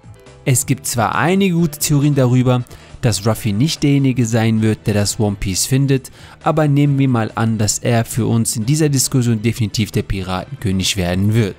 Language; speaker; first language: German; native; German